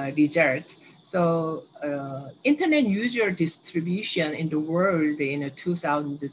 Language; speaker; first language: English; non-native, learner; Korean